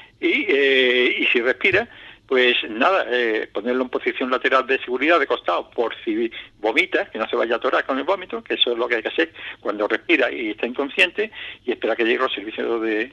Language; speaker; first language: Spanish; native; Spanish